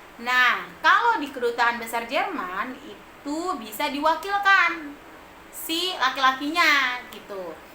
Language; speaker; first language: Indonesian; native; Indonesian